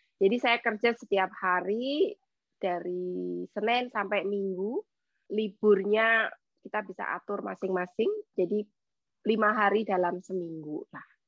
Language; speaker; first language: Indonesian; native; Indonesian